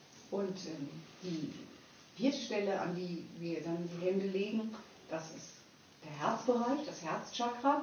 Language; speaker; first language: German; native; German